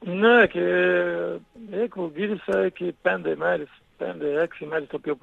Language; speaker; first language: Greek; non-native, learner; Portuguese